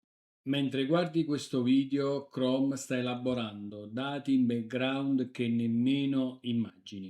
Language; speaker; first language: Italian; native; Italian